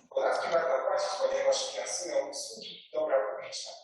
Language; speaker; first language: Polish; native; Polish